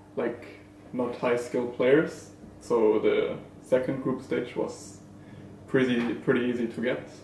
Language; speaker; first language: English; non-native, fluent; German